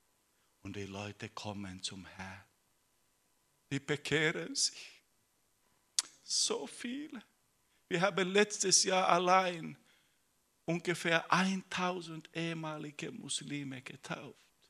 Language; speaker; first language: German; non-native, fluent; Finnish